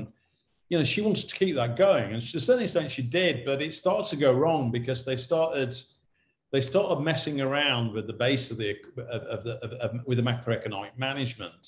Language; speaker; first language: English; native; English